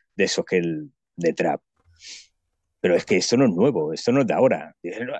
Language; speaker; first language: Spanish; native; Spanish